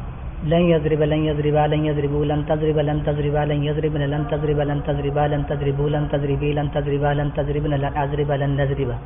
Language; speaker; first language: Arabic; non-native, learner; Urdu